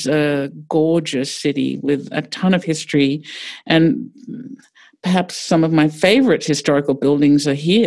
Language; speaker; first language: English; native; English